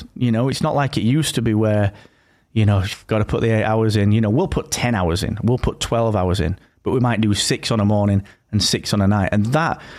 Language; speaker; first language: English; native; English